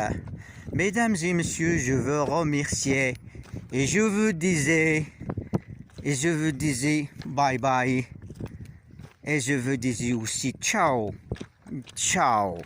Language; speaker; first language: French; non-native, learner; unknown